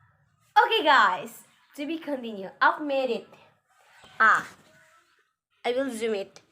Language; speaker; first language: English; non-native, learner; Indonesian